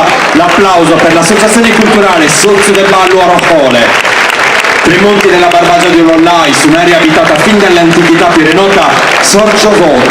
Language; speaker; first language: Italian; native; Italian